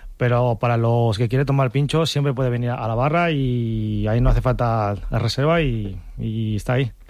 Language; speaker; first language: Spanish; non-native, fluent; Chinese